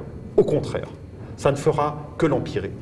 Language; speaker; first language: French; native; French